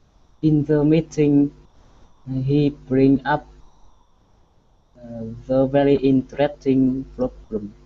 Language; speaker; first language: English; non-native, learner; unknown